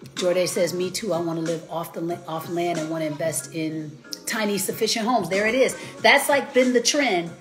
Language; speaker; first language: English; native; English